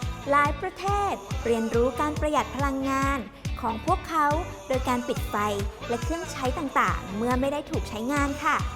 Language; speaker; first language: Thai; native; Thai